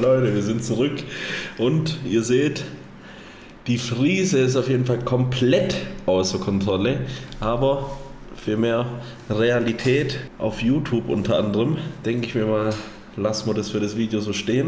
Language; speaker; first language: German; native; German